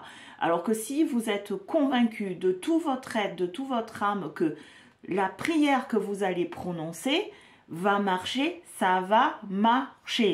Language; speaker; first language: French; native; French